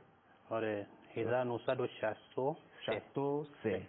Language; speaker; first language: Persian; non-native, fluent; Nyanja